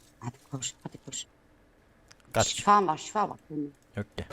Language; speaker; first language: Turkish; native; Turkish